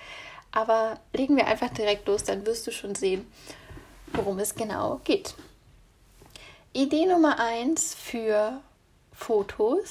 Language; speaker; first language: German; native; German